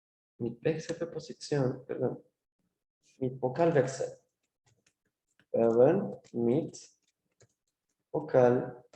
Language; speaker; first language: German; non-native, learner; Spanish